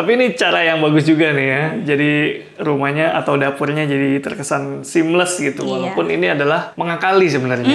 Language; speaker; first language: Indonesian; native; Indonesian